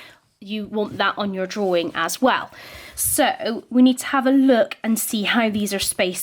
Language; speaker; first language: English; native; English